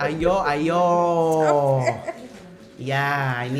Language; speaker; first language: Indonesian; native; Indonesian